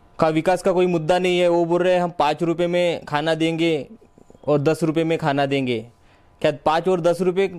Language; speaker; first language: Hindi; non-native, local second language; Marathi